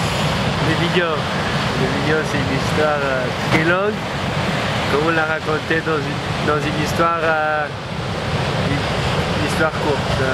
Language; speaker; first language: French; early bilingual, heritage; French